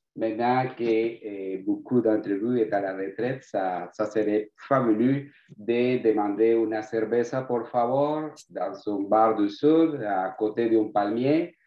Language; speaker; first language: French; non-native, fluent; Spanish